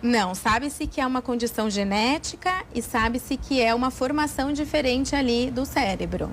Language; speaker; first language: Portuguese; native; Portuguese